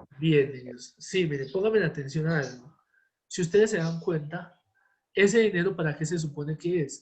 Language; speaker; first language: Spanish; native; Spanish